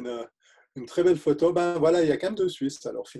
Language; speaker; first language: French; native; French